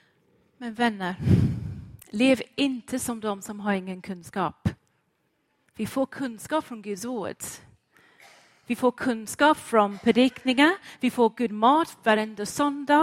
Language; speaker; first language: Swedish; non-native, fluent; English